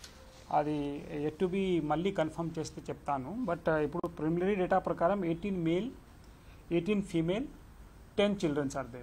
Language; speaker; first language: Telugu; non-native, local second language; Urdu